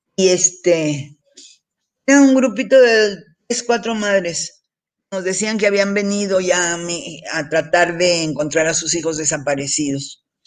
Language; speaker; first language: Spanish; early bilingual, heritage; Spanish